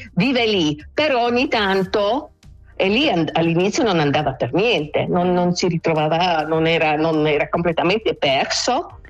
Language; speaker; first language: Italian; non-native, local second language; French